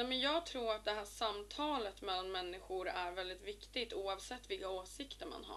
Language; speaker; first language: Swedish; native; Swedish